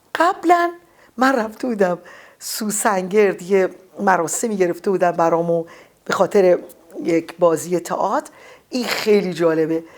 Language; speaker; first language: Persian; native; Persian